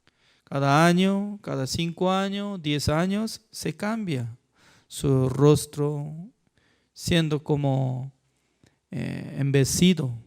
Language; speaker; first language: Spanish; non-native, fluent; Korean